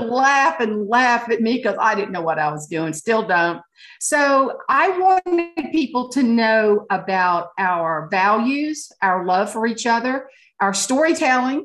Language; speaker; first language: English; native; English